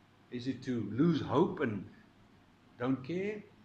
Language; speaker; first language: English; non-native, local second language; Afrikaans